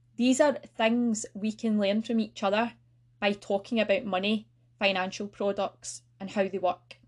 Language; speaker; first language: English; native; English